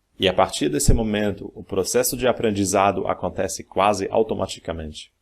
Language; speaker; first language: Portuguese; non-native, fluent; German